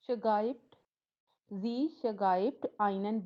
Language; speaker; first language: German; non-native, learner; Urdu